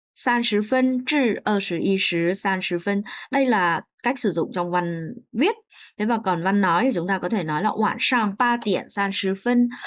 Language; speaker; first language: Vietnamese; native; Vietnamese